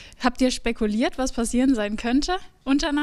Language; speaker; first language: German; native; German